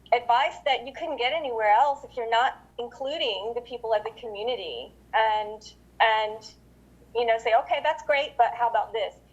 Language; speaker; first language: English; native; English